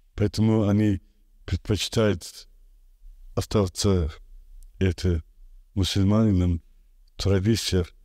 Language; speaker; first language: Russian; non-native, local second language; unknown